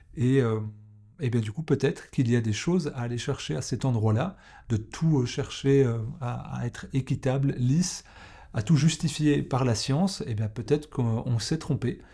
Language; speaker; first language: French; native; French